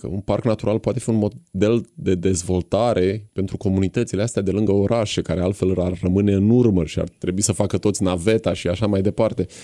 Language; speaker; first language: Romanian; native; Romanian